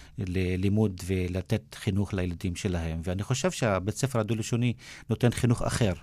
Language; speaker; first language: Hebrew; non-native, local second language; Arabic